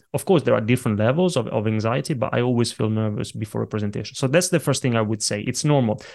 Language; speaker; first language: English; non-native, fluent; Italian